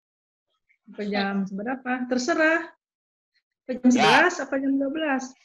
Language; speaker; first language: Indonesian; native; Indonesian